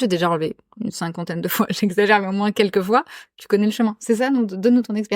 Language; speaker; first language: French; native; French